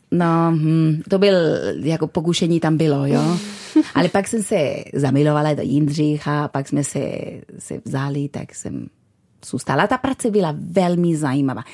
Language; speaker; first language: Czech; non-native, fluent; Spanish